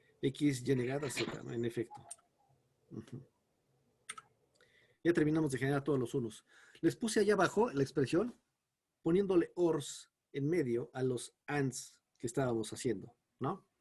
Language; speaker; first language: Spanish; native; Spanish